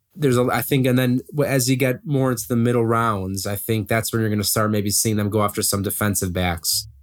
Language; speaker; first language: English; native; English